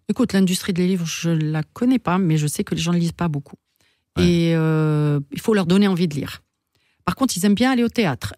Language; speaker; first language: French; non-native, local second language; Arabic